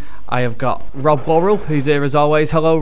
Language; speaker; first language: English; native; English